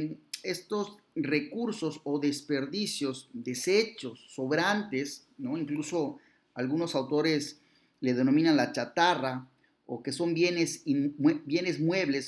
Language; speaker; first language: Spanish; native; Spanish